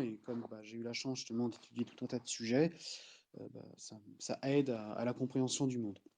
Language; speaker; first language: French; native; French